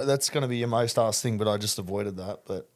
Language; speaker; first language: English; native; English